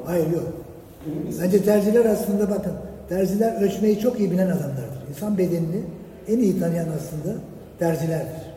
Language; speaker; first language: Turkish; native; Turkish